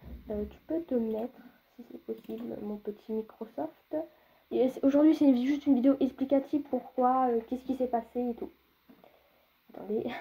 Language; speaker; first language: French; native; French